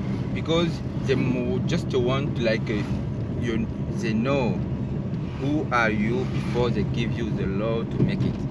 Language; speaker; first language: English; non-native, fluent; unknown